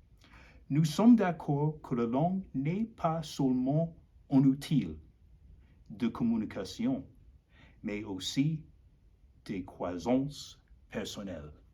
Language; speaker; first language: French; non-native, learner; English